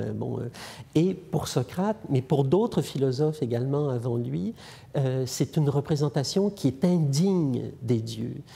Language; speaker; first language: French; native; French